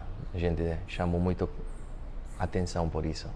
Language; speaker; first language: Portuguese; non-native, fluent; German